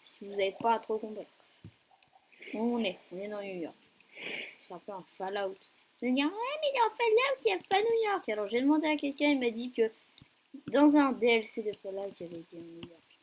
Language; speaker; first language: French; native; French